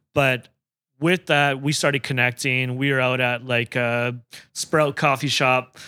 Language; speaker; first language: English; native; English